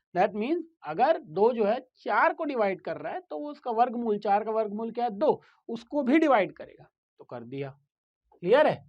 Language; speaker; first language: Hindi; native; Hindi